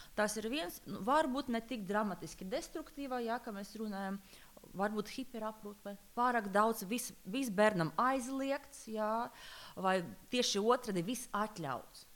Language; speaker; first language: Latvian; non-native, local second language; Russian